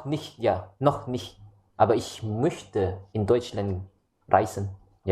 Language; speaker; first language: German; non-native, learner; Indonesian